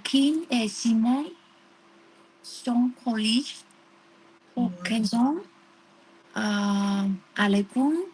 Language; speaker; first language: French; non-native, learner; Vietnamese